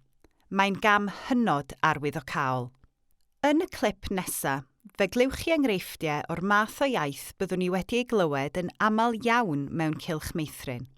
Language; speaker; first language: Welsh; native; Welsh